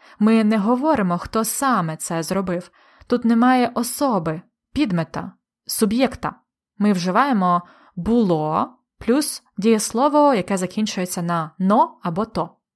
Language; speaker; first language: Ukrainian; native; Ukrainian